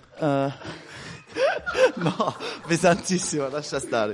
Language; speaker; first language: Italian; non-native, fluent; Arabic